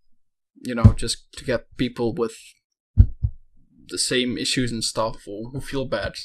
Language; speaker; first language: English; non-native, fluent; Dutch